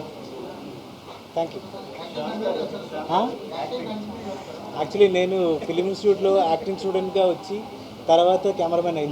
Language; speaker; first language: Telugu; non-native, fluent; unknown